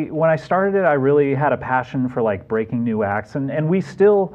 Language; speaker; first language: English; native; English